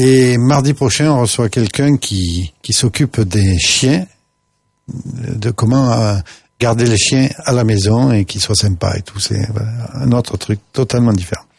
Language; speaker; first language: French; native; French